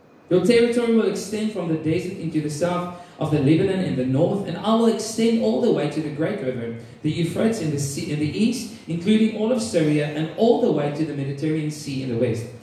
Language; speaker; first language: English; non-native, local second language; Afrikaans